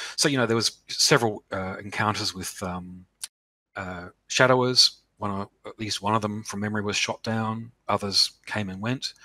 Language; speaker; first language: English; native; English